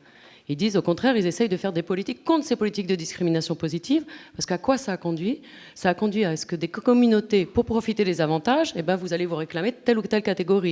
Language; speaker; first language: French; native; French